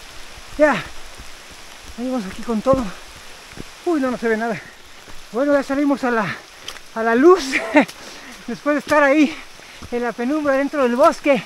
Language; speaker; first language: Spanish; native; Spanish